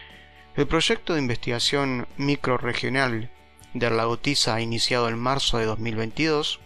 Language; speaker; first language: Spanish; native; Spanish